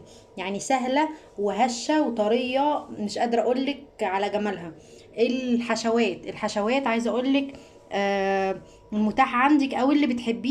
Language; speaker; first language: Arabic; native; Arabic